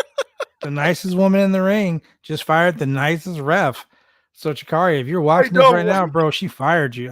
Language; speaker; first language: English; native; English